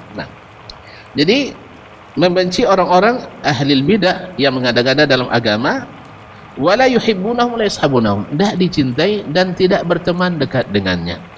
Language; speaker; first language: Malay; non-native, local second language; Minangkabau